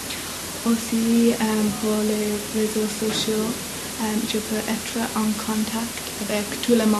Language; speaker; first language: French; non-native, learner; English